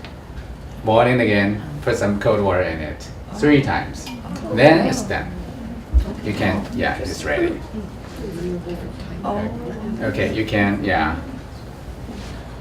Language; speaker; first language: English; non-native, learner; Chinese